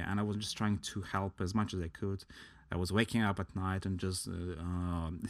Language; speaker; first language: English; non-native, fluent; Latvian